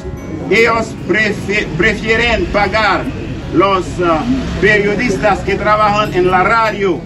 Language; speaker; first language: Spanish; non-native, learner; Haitian Creole